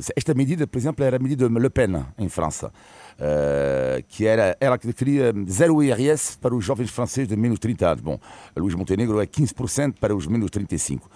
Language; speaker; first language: Portuguese; non-native, fluent; French